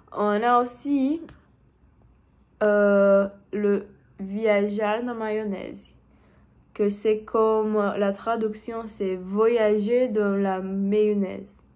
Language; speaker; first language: French; non-native, learner; Portuguese